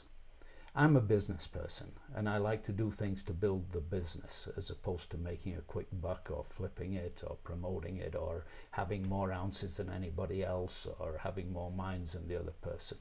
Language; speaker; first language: English; native; English